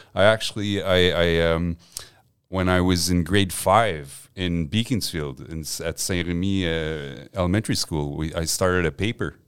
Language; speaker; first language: English; non-native, fluent; French